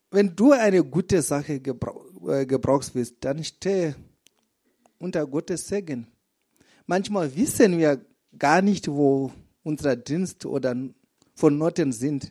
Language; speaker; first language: German; non-native, fluent; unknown